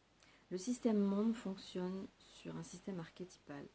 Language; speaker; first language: French; native; French